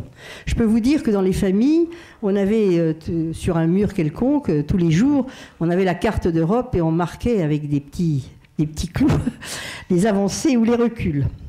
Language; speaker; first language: French; native; French